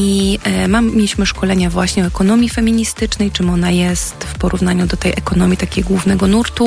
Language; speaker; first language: Polish; native; Polish